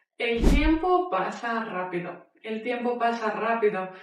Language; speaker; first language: Spanish; non-native, fluent; Ukrainian